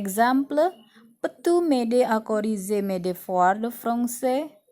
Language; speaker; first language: French; non-native, fluent; Indonesian